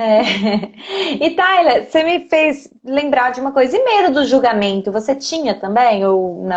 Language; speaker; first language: Portuguese; native; Portuguese